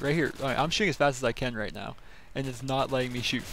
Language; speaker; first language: English; native; English